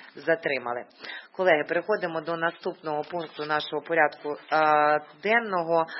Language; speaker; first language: Ukrainian; native; Ukrainian